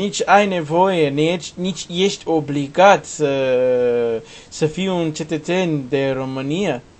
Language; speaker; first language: Romanian; non-native, learner; Portuguese